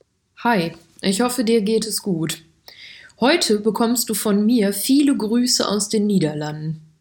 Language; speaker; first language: German; native; German